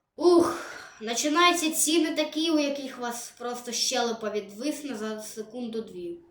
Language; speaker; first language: Ukrainian; non-native, local second language; Russian